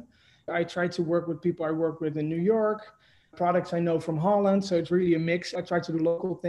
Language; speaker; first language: English; non-native, fluent; Dutch